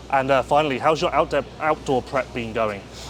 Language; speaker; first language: English; native; English